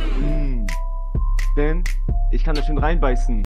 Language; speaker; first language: German; native; German